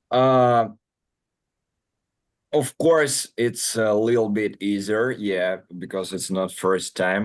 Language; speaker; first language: English; non-native, learner; Russian